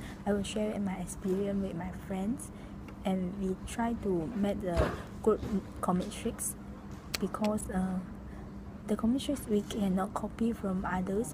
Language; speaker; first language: English; non-native, local second language; Malay